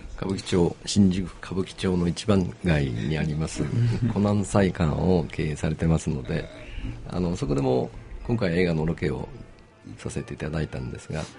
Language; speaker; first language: Japanese; native; Japanese